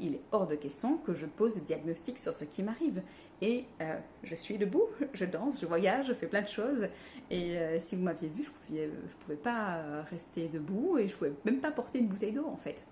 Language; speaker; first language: French; native; French